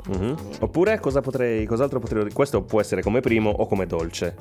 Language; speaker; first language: Italian; native; Italian